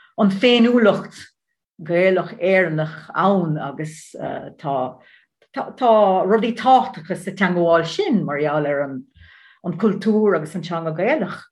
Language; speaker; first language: Irish; non-native, learner; Dutch